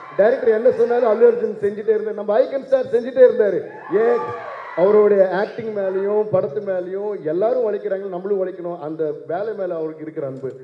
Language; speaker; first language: Tamil; non-native, local second language; Telugu